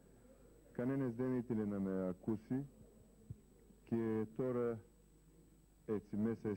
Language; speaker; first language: Greek; non-native, fluent; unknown